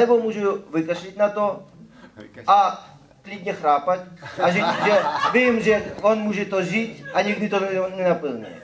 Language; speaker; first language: Czech; non-native, fluent; Ukrainian